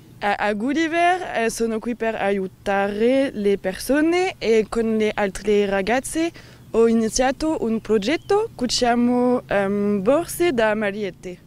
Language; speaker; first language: Italian; non-native, learner; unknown